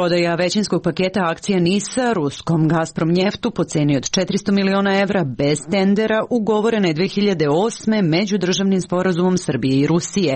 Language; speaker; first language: Serbian; native; Serbian